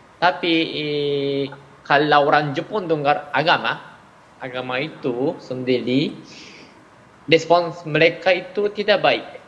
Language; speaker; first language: Malay; non-native, fluent; Japanese